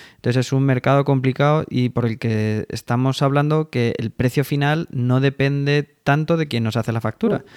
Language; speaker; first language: Spanish; native; Spanish